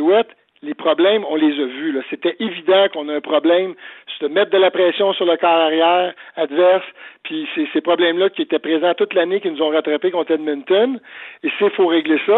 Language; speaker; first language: French; native; French